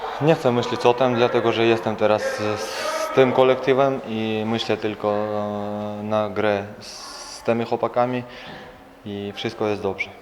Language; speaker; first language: Polish; non-native, learner; Georgian